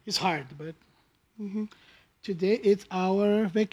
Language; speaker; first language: English; non-native, learner; Portuguese